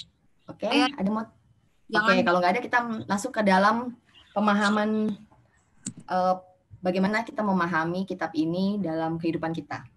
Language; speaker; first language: Indonesian; native; Indonesian